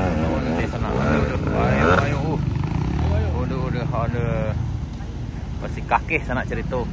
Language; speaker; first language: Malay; non-native, local second language; Minangkabau